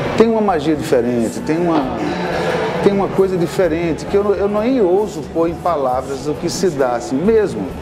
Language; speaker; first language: Portuguese; native; Portuguese